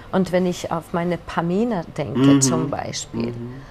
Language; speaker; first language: German; non-native, fluent; Hungarian